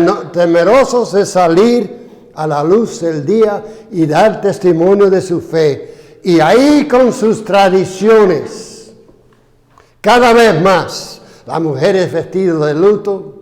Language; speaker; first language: Spanish; non-native, fluent; English